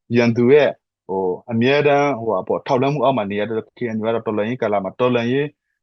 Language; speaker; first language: Burmese; non-native, local second language; S'gaw Karen